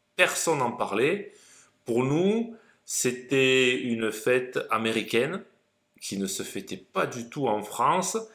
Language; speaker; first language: French; native; French